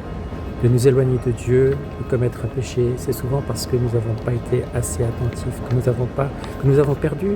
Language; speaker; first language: French; native; French